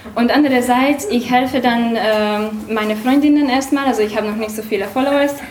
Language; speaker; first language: German; non-native, fluent; Hungarian